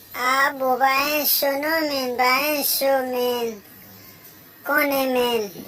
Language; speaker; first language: Haitian Creole; native; Haitian Creole